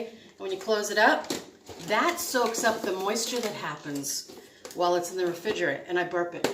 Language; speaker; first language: English; native; English